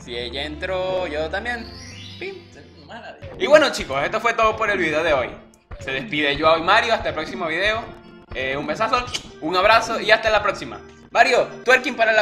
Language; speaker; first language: Spanish; native; Spanish